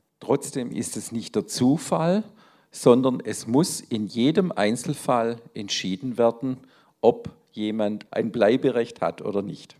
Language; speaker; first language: German; native; German